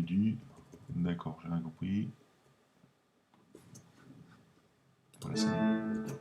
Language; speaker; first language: French; native; French